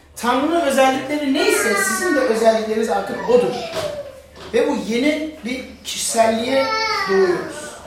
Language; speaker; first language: Turkish; non-native, fluent; German